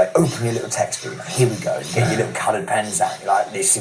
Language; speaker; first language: English; native; English